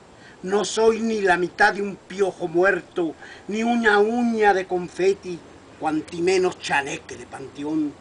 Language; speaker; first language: Spanish; native; Spanish